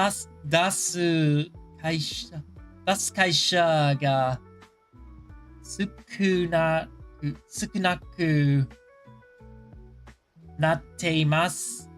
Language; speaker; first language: Japanese; non-native, learner; English